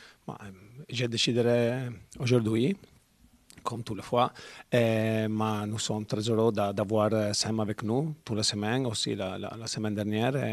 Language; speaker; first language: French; non-native, learner; Italian